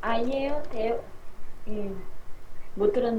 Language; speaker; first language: Korean; non-native, learner; Vietnamese